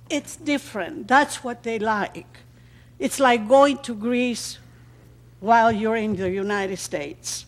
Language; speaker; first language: English; non-native, fluent; Greek